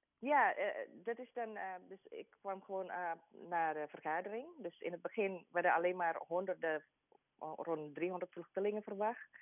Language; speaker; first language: Dutch; non-native, learner; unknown